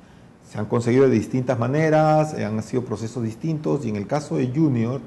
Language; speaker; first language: Spanish; native; Spanish